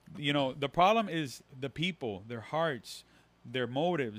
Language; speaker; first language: English; early bilingual, other home language; Spanish